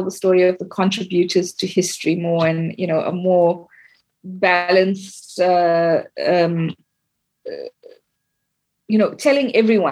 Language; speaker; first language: English; native; English